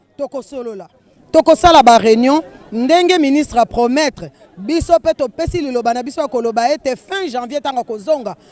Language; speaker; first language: Lingala; non-native, local second language; Kongo